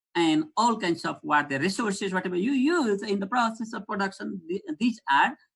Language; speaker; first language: English; non-native, local second language; Nepali